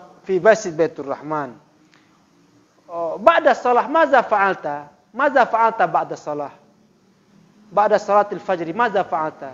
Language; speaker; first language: Arabic; non-native, fluent; Indonesian